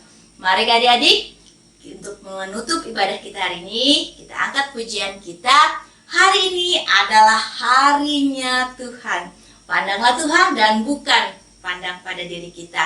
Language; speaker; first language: Indonesian; native; Indonesian